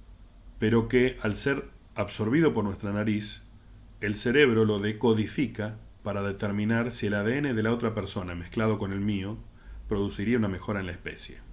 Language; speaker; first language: Spanish; native; Spanish